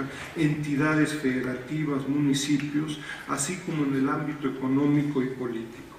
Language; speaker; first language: Spanish; native; Spanish